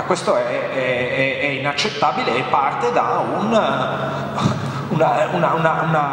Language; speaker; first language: Italian; native; Italian